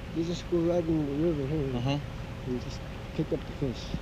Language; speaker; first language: English; native; English